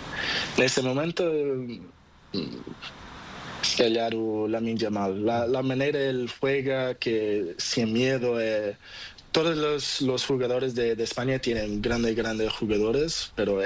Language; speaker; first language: Spanish; non-native, learner; Portuguese